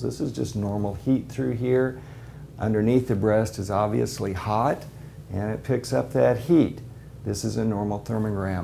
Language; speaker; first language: English; native; English